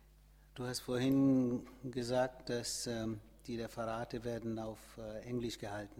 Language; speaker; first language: German; non-native, fluent; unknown